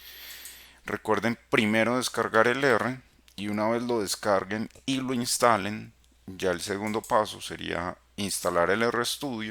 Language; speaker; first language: Spanish; native; Spanish